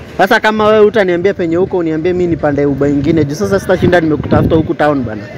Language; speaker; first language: Swahili; native; Swahili